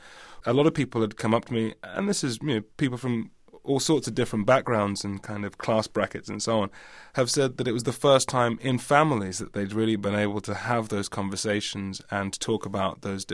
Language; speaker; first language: English; native; English